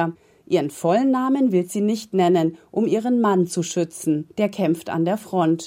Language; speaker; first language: German; native; German